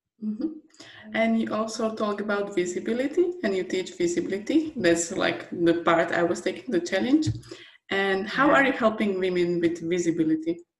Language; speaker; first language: English; non-native, fluent; Slovak